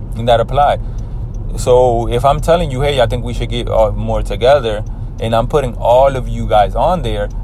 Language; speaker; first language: English; early bilingual, other home language; Spanish